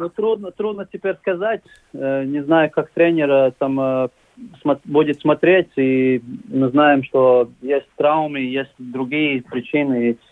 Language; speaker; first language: Russian; non-native, local second language; Latvian